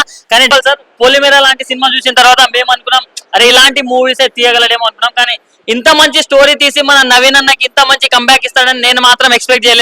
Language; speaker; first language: Telugu; native; Telugu